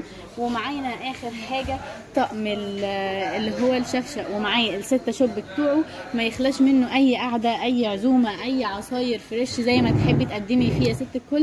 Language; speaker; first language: Arabic; native; Arabic